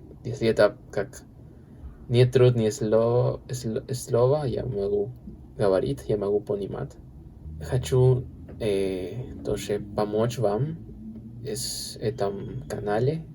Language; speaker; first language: Russian; non-native, learner; Spanish